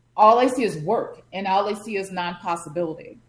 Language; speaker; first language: English; native; English